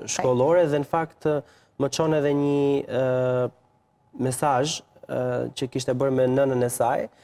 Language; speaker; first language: Albanian; native; Albanian